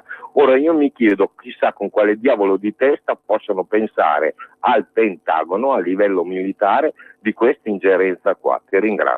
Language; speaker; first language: Italian; native; Italian